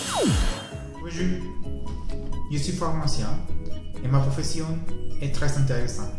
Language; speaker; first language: French; non-native, learner; Spanish